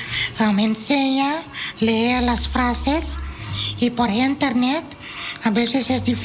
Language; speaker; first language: Spanish; non-native, fluent; Dutch